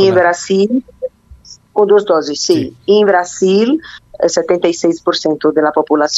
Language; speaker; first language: Spanish; non-native, learner; Portuguese